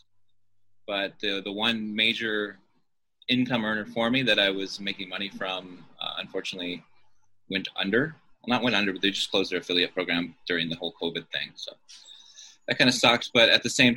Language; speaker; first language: English; native; English